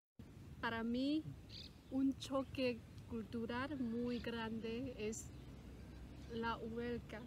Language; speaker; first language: Spanish; non-native, fluent; Cantonese